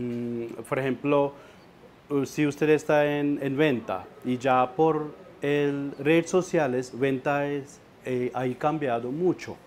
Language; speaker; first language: Spanish; non-native, fluent; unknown